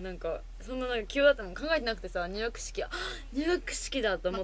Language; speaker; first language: Japanese; native; Japanese